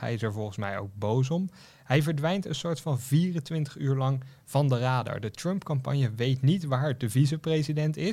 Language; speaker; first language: Dutch; native; Dutch